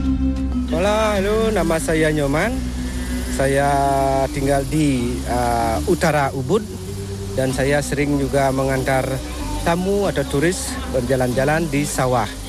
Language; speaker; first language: Indonesian; non-native, local second language; Balinese